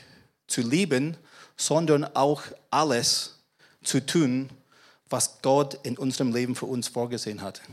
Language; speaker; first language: German; non-native, fluent; English